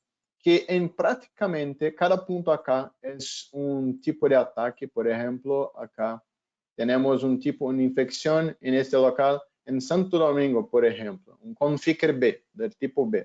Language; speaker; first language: Spanish; non-native, fluent; Portuguese